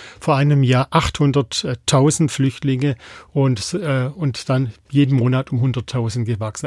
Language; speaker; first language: German; native; German